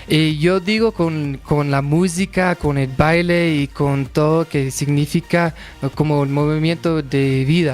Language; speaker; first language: Spanish; non-native, fluent; English